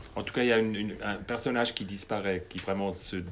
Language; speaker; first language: French; non-native, fluent; German